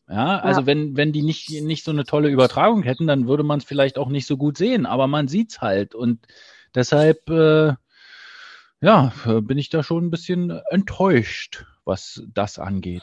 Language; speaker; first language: German; native; German